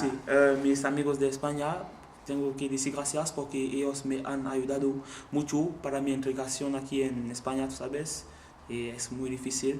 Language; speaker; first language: Spanish; non-native, learner; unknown